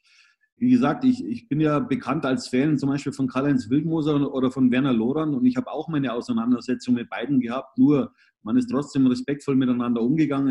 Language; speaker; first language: German; native; German